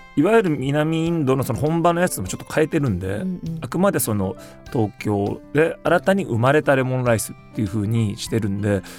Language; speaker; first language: Japanese; native; Japanese